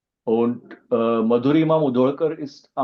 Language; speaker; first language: German; non-native, fluent; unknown